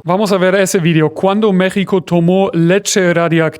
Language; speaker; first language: Spanish; non-native, fluent; German